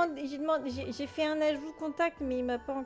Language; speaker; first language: French; native; French